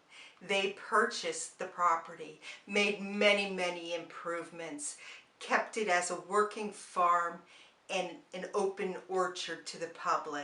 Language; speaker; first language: English; native; English